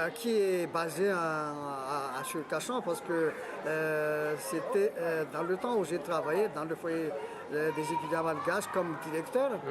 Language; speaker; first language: French; non-native, local second language; Malagasy